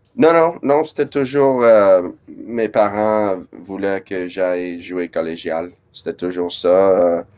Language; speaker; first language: French; non-native, local second language; English